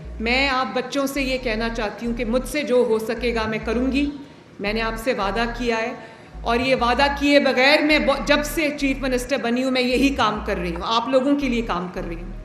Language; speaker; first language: Urdu; native; Urdu